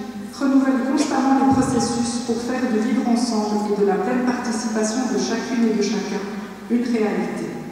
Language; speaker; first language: French; native; French